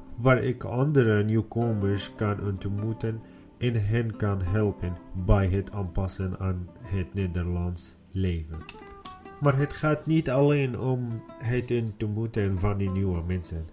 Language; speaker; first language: Dutch; non-native, learner; Arabic